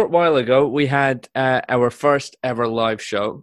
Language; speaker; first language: English; native; English